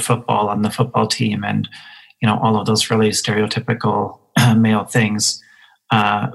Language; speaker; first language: English; native; English